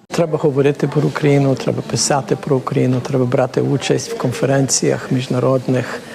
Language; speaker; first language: Ukrainian; early bilingual, heritage; Ukrainian